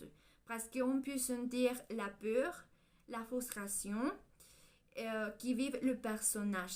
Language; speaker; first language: French; non-native, learner; Spanish